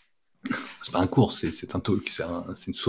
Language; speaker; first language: French; native; French